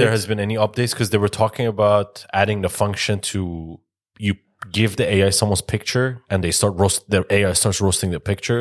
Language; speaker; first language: English; non-native, fluent; Persian